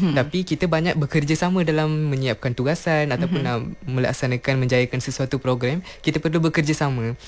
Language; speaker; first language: Malay; non-native, local second language; Tamil